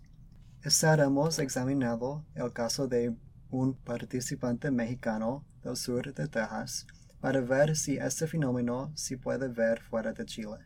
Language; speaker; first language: Spanish; early bilingual, other home language; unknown